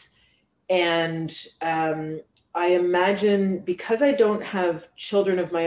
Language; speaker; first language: English; native; English